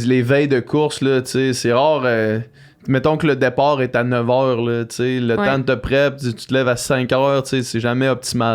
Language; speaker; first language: French; native; French